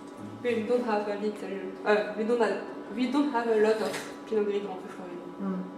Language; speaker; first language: English; non-native, learner; French